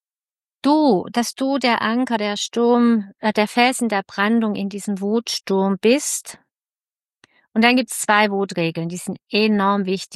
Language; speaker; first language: German; native; German